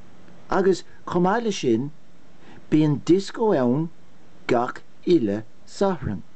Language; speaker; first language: Irish; non-native, local second language; English